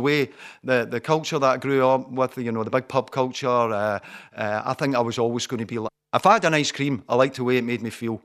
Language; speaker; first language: English; native; English